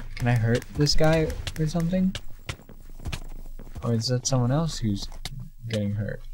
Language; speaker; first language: English; native; English